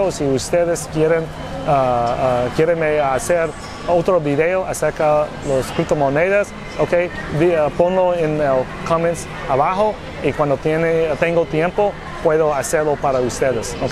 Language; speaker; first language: Spanish; non-native, learner; English